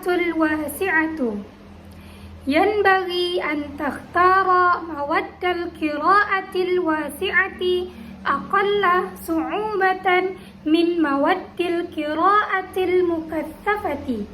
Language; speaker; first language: Arabic; non-native, learner; Indonesian